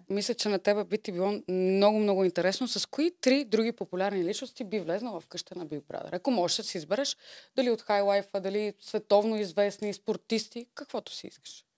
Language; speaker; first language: Bulgarian; native; Bulgarian